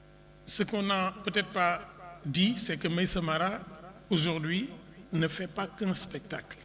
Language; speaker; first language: French; non-native, local second language; Wolof